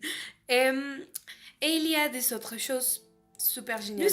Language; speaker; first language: French; non-native, learner; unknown